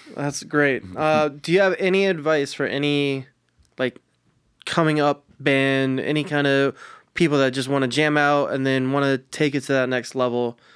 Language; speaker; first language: English; early bilingual, other home language; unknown